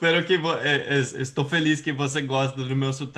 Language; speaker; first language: Portuguese; non-native, fluent; English